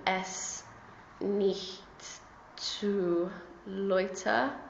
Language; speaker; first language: German; non-native, learner; English